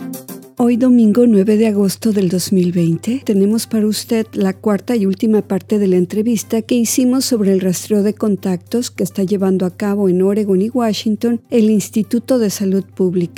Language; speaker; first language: Spanish; native; Spanish